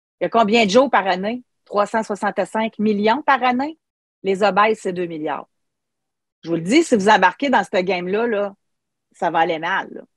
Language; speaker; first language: French; native; French